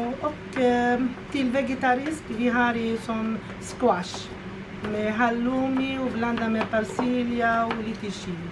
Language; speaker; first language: Swedish; non-native, learner; Arabic